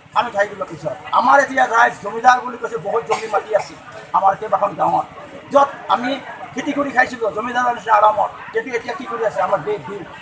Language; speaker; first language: Assamese; non-native, local second language; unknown